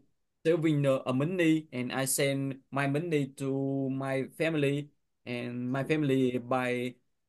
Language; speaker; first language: English; non-native, learner; Vietnamese